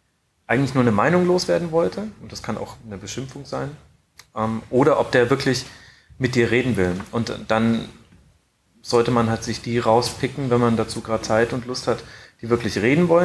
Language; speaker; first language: German; native; German